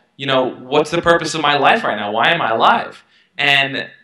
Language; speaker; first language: English; native; English